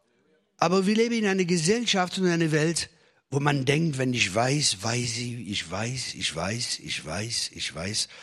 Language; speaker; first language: German; non-native, fluent; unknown